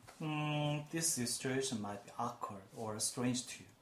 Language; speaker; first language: English; non-native, fluent; Korean